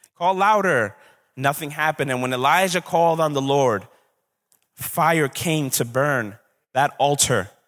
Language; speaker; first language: English; native; English